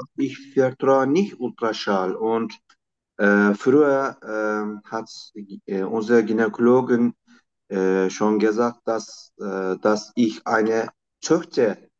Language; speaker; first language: German; non-native, learner; Turkish